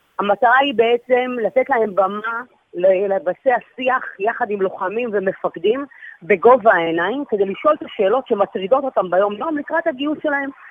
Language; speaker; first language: Hebrew; native; Hebrew